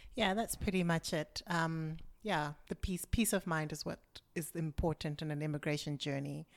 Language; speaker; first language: English; non-native, local second language; Shona